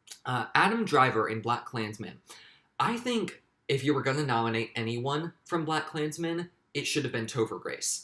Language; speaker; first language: English; native; English